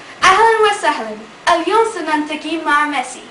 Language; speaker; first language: Arabic; non-native, learner; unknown